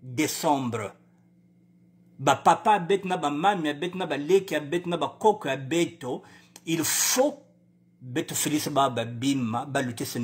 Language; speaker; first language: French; non-native, local second language; Lingala